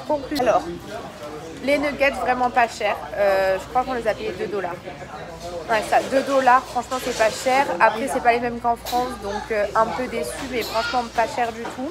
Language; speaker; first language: French; native; French